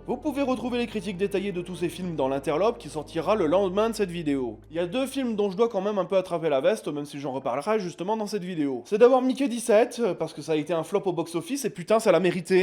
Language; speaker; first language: French; native; French